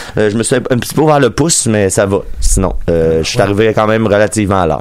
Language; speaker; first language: French; native; French